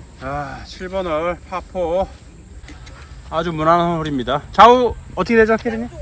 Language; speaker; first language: Korean; native; Korean